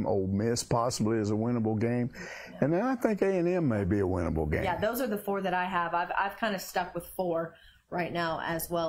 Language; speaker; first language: English; native; English